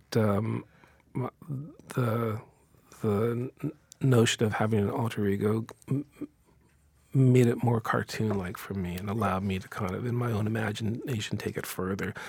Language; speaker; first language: English; early bilingual, other home language; Ukrainian